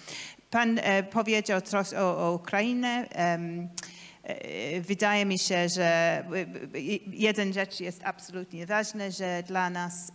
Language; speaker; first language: Polish; non-native, learner; English